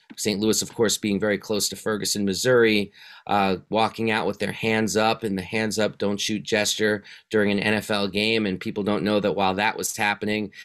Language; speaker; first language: English; native; English